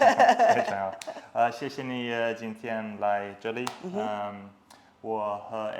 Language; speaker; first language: Chinese; non-native, learner; English